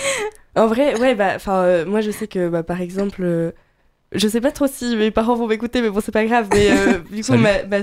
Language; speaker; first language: French; native; French